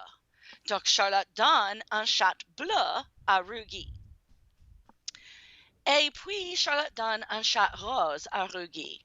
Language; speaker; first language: French; non-native, fluent; English